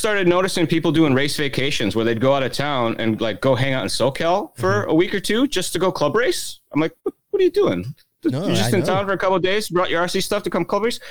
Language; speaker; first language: English; native; English